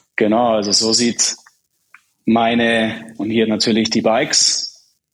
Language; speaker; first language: German; early bilingual, other home language; Czech